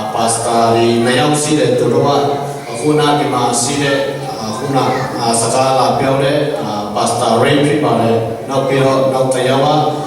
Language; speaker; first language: Burmese; non-native, local second language; Tedim Chin